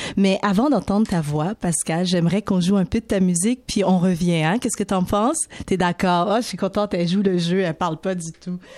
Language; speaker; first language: French; native; French